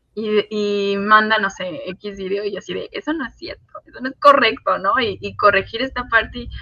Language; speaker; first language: Spanish; native; Spanish